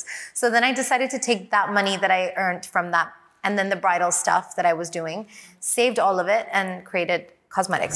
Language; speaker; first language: English; native; English